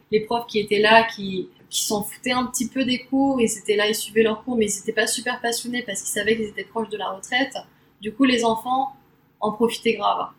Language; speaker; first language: French; native; French